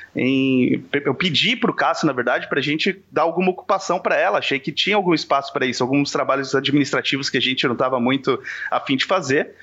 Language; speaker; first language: Portuguese; native; Portuguese